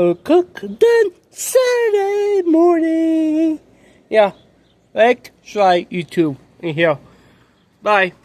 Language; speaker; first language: English; non-native, learner; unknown